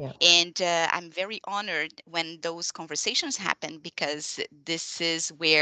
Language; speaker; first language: English; non-native, fluent; Portuguese